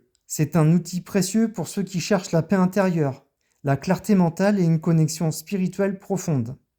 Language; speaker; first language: French; native; French